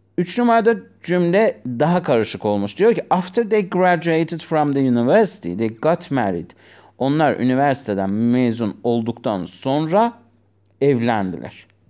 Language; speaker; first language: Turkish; non-native, fluent; Azerbaijani